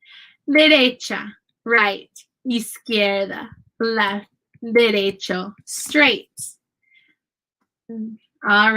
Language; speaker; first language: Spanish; non-native, fluent; English